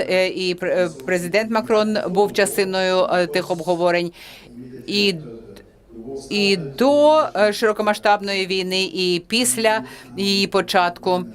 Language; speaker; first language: Ukrainian; non-native, fluent; French